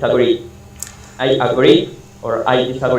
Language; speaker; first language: English; non-native, learner; Spanish